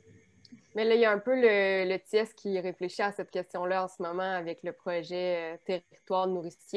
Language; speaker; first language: French; native; French